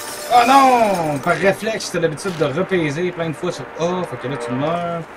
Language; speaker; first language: French; native; French